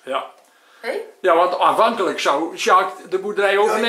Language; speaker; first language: Dutch; native; Dutch